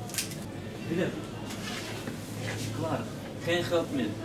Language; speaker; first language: Dutch; early bilingual, other home language; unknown